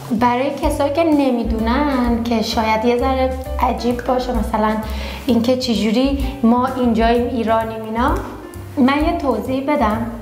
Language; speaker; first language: Persian; early bilingual, heritage; Persian